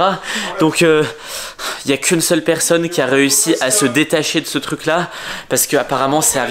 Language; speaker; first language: French; native; French